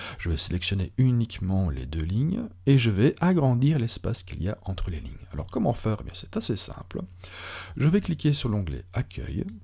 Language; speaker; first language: French; native; French